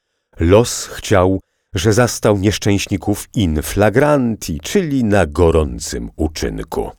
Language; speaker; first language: Polish; native; Polish